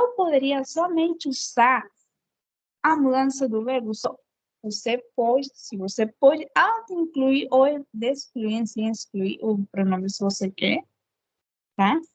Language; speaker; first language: Portuguese; non-native, fluent; Spanish